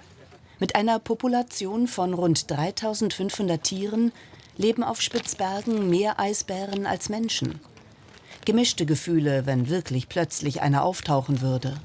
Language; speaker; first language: German; native; German